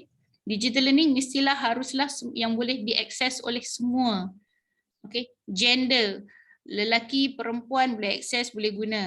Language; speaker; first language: Malay; native; Malay